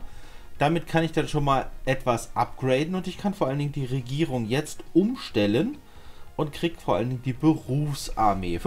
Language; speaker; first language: German; native; German